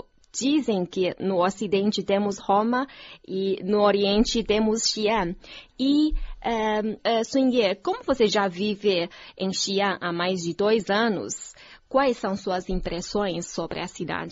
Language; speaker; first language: Portuguese; non-native, fluent; Chinese